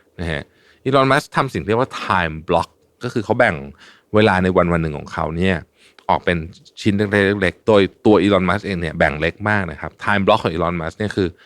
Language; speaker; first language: Thai; native; Thai